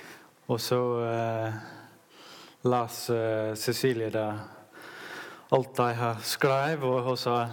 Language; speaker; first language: Norwegian; non-native, learner; English